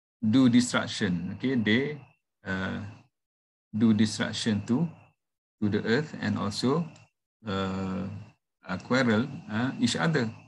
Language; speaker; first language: English; non-native, local second language; Malay